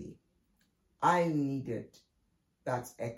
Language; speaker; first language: English; non-native, local second language; Yoruba